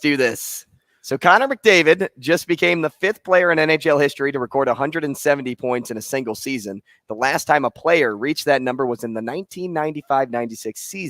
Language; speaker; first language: English; native; English